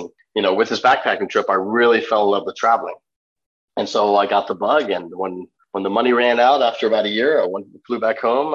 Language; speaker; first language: English; native; English